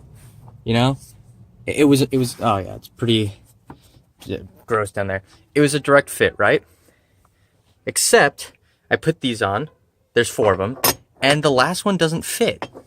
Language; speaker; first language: English; native; English